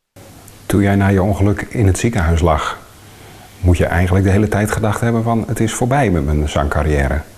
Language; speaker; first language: Dutch; native; Dutch